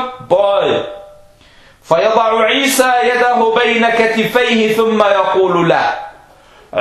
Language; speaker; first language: Danish; non-native, fluent; Arabic